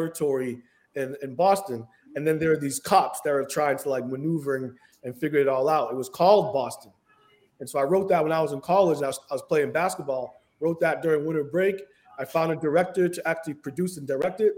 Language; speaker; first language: English; early bilingual, other home language; Haitian Creole